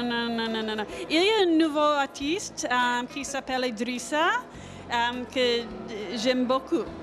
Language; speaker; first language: French; non-native, learner; English